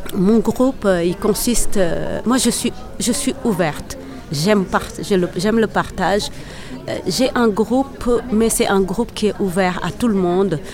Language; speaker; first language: French; non-native, local second language; Serer